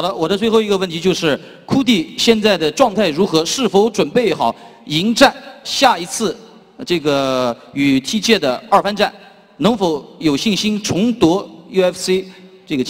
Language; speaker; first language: Chinese; native; Chinese